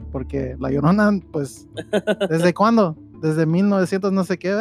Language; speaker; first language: Spanish; early bilingual, heritage; Spanish